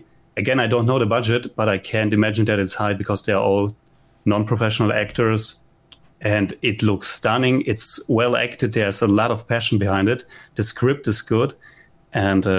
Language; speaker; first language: English; non-native, fluent; German